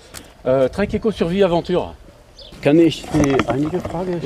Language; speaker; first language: German; non-native, learner; French